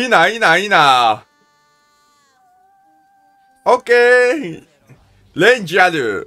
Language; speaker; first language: Japanese; non-native, learner; English